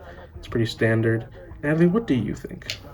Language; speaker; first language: English; native; English